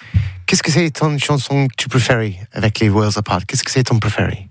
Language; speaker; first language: French; non-native, learner; English